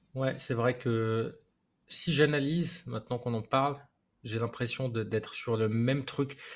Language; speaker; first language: French; non-native, local second language; Arabic